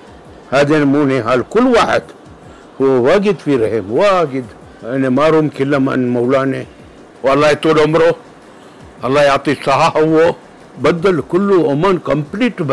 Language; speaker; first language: Arabic; non-native, local second language; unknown